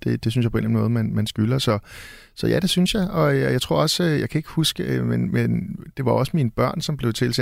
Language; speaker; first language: Danish; native; Danish